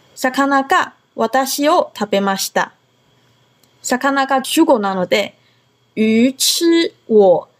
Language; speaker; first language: Japanese; non-native, fluent; Chinese